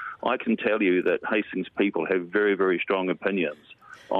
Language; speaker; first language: English; native; English